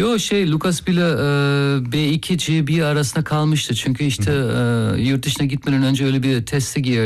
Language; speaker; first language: Turkish; non-native, fluent; German